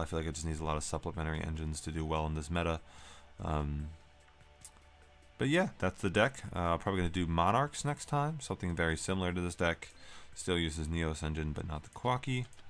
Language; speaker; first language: English; native; English